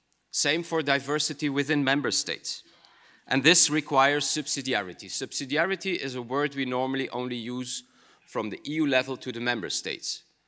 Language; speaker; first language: English; non-native, fluent; Dutch